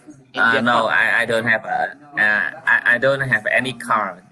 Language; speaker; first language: English; non-native, learner; Vietnamese